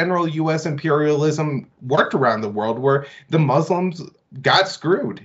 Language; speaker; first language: English; native; English